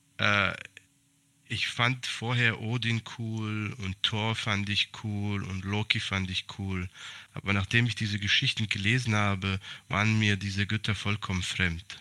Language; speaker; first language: German; early bilingual, other home language; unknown